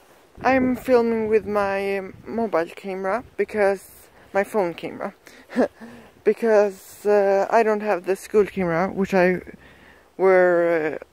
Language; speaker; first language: English; non-native, learner; Swedish